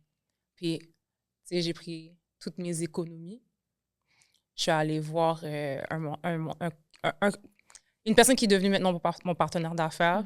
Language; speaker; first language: French; native; French